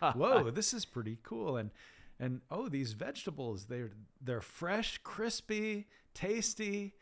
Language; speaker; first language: English; native; English